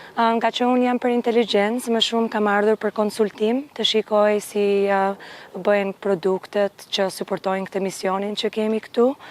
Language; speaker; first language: Albanian; early bilingual, heritage; Albanian